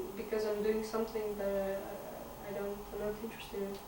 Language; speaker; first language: English; non-native, fluent; Russian